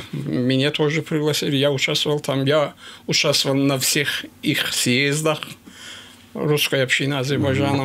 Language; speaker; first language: Russian; non-native, local second language; Azerbaijani